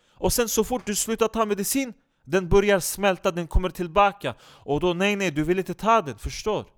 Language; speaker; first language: Swedish; non-native, fluent; Turkish